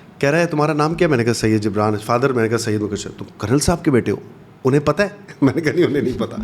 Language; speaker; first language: Urdu; non-native, local second language; Pashto